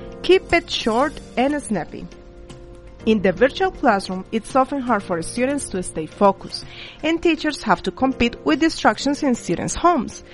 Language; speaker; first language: English; non-native, fluent; Spanish